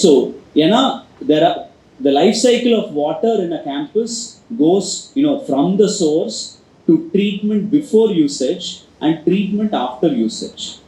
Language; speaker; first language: English; non-native, local second language; Tamil